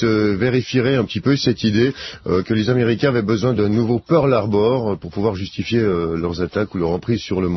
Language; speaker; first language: French; native; French